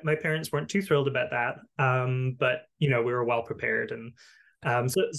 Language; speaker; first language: English; native; English